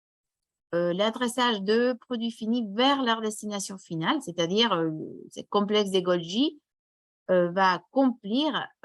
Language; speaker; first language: French; non-native, fluent; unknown